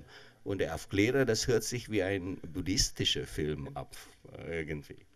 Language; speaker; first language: German; non-native, fluent; Indonesian